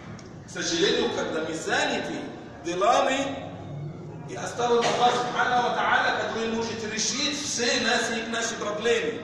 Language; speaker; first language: Russian; non-native, fluent; Arabic